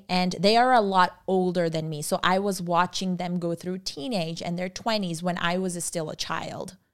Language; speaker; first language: English; non-native, local second language; Urdu